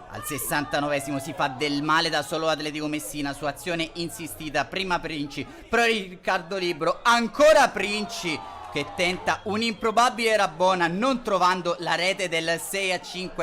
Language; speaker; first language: Italian; native; Italian